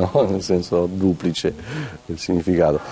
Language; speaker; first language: Italian; native; Italian